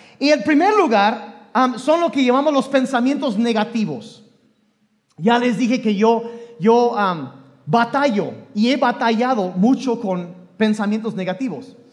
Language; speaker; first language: Spanish; non-native, fluent; English